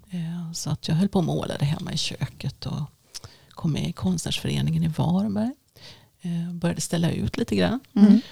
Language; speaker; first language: Swedish; early bilingual, other home language; Finnish